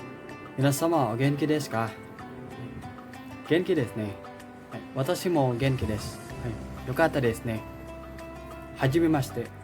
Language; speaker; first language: Japanese; non-native, learner; Indonesian